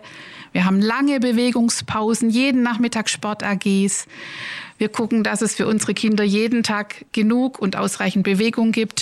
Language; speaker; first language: German; native; German